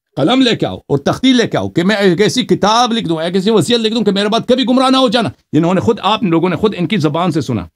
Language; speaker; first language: Urdu; non-native, fluent; Persian